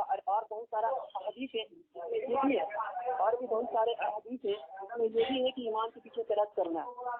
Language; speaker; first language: Hindi; native; Hindi